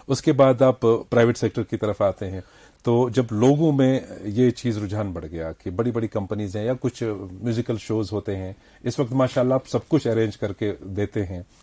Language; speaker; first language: Hindi; non-native, local second language; Kashmiri